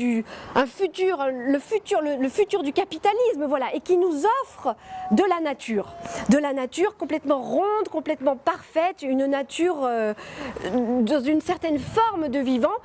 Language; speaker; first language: French; native; French